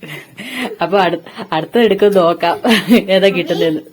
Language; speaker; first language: Malayalam; native; Malayalam